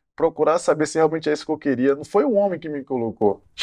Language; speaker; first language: Portuguese; native; Portuguese